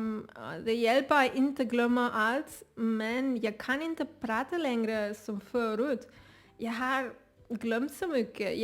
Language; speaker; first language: Swedish; non-native, learner; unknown